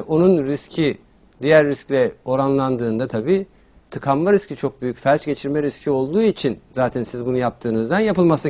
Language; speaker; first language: Turkish; native; Turkish